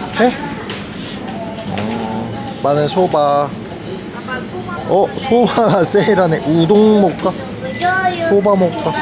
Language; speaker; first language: Korean; native; Korean